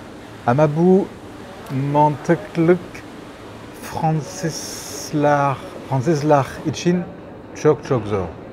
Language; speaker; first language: Turkish; non-native, learner; French